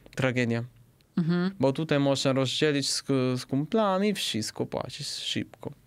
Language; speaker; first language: Polish; non-native, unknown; Italian